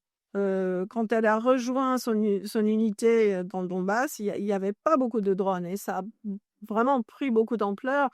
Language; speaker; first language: French; non-native, fluent; English